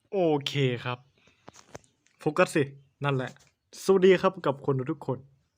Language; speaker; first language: Thai; native; Thai